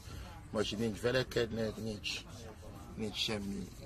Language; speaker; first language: Hungarian; non-native, learner; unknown